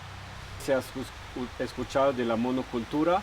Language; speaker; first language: Spanish; non-native, fluent; Swedish